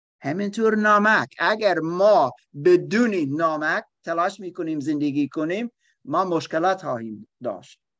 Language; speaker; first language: Persian; non-native, learner; German